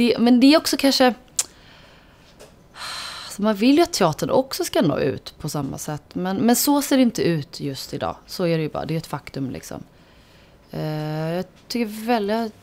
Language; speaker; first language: Swedish; native; Swedish